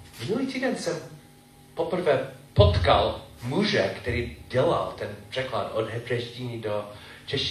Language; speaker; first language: Czech; non-native, fluent; English